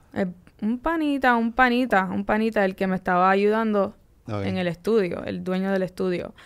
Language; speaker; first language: Spanish; early bilingual, heritage; Spanish